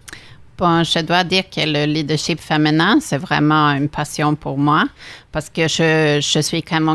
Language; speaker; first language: French; non-native, fluent; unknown